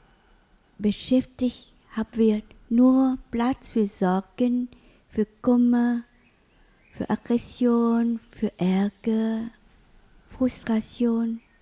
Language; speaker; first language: German; non-native, learner; Vietnamese